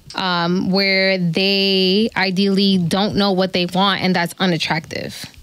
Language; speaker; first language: English; native; English